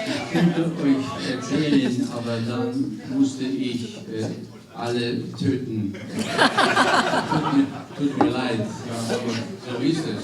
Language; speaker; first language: German; non-native, fluent; English